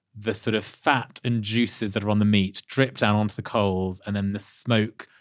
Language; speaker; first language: English; native; English